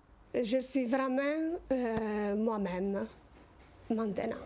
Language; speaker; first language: French; non-native, learner; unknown